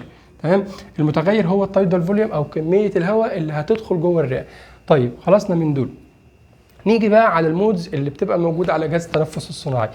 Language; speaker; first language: Arabic; native; Arabic